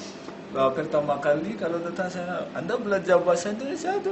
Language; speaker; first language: Indonesian; non-native, learner; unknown